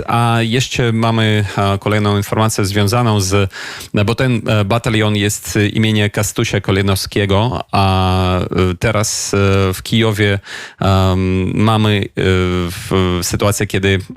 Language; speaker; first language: Polish; non-native, fluent; Ukrainian